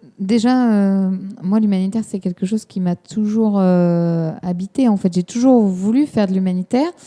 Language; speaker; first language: French; native; French